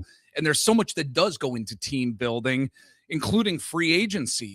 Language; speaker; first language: English; native; English